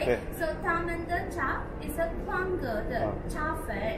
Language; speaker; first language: Chinese; non-native, learner; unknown